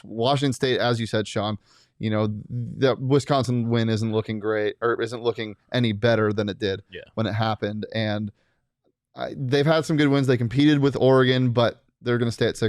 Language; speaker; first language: English; native; English